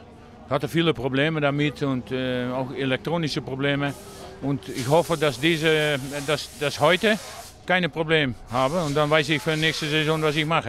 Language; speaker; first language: German; non-native, learner; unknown